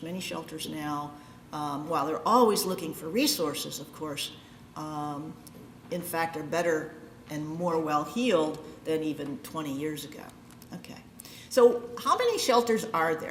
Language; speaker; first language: English; native; English